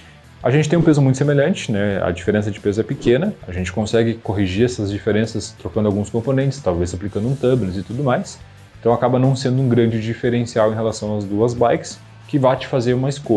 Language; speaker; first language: Portuguese; native; Portuguese